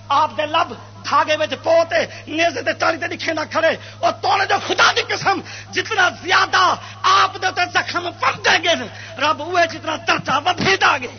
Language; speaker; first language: Urdu; native; Urdu